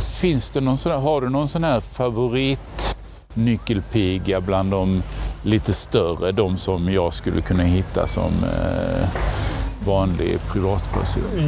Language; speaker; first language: Swedish; native; Swedish